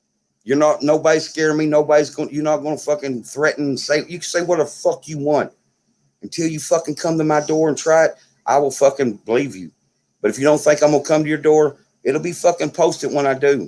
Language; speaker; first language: English; native; English